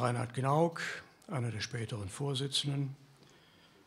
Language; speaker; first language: German; native; German